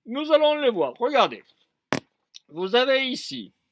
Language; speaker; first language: French; non-native, fluent; Spanish